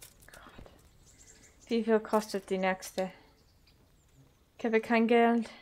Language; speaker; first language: German; non-native, learner; Dutch